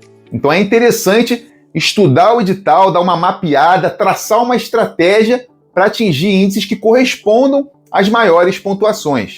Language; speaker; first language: Portuguese; native; Portuguese